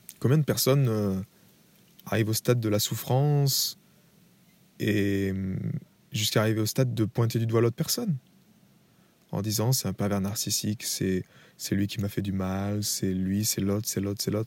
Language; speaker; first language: French; native; French